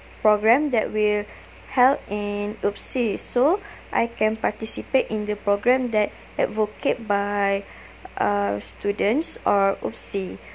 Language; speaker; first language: English; non-native, learner; Malay